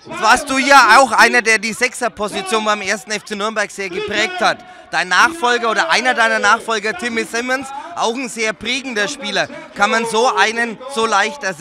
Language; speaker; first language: German; native; German